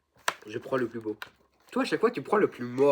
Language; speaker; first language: French; native; French